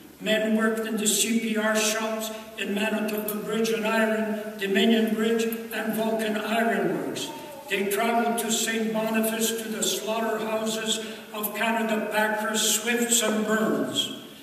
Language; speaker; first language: English; early bilingual, other home language; Ukrainian